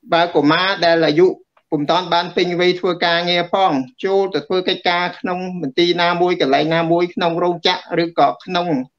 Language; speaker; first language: Khmer; native; Khmer